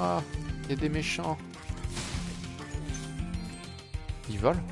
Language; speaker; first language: French; native; French